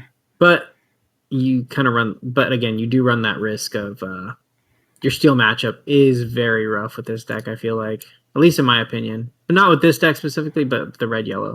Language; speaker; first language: English; native; English